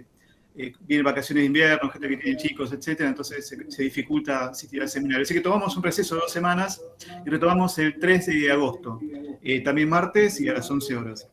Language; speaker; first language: Spanish; native; Spanish